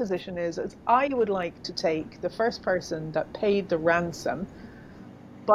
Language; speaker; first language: English; native; English